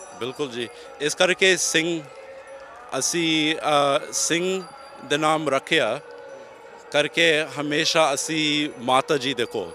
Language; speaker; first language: Punjabi; non-native, learner; English